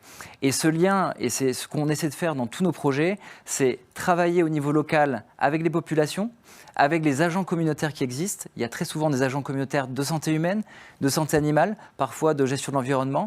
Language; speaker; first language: French; native; French